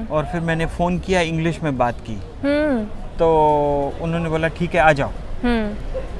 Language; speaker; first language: Hindi; native; Hindi